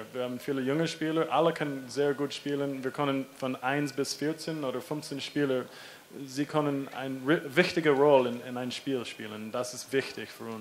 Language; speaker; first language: German; non-native, learner; English